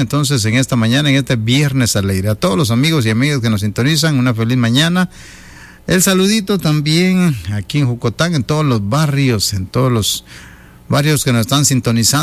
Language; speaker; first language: Spanish; native; Spanish